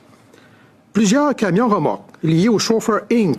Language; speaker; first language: French; native; French